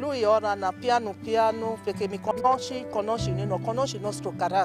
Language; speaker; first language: Italian; non-native, learner; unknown